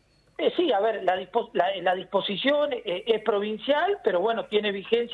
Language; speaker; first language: Spanish; native; Spanish